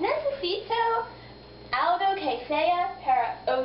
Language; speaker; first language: Spanish; non-native, learner; English